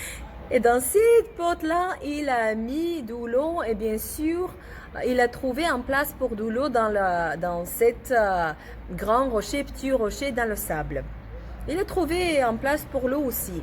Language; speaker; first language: French; non-native, learner; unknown